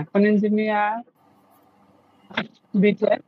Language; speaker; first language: German; non-native, learner; Bangla